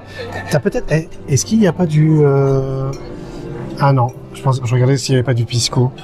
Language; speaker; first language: French; native; French